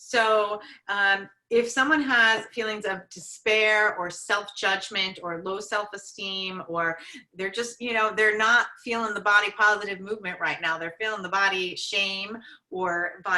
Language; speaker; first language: English; native; English